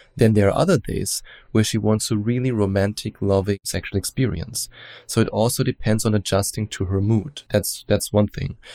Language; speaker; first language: English; non-native, fluent; German